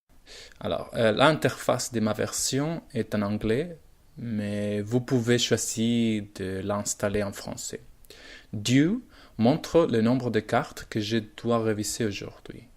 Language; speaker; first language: French; non-native, learner; Spanish